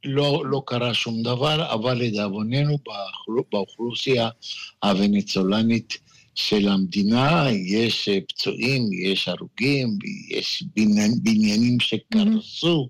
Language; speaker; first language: Hebrew; non-native, fluent; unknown